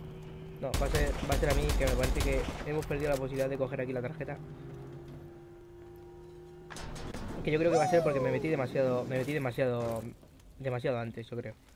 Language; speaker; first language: Spanish; native; Spanish